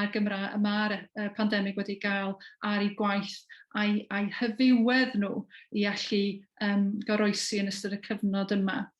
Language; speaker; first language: Welsh; native; Welsh